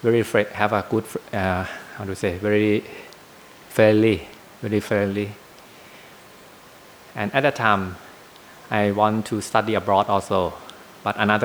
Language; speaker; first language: English; non-native, learner; Thai